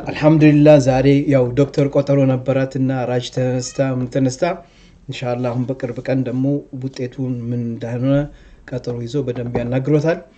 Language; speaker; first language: Amharic; early bilingual, heritage; Amharic